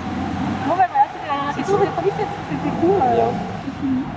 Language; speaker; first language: French; native; French